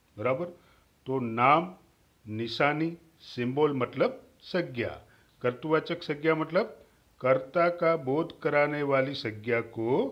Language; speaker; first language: Hindi; non-native, local second language; Gujarati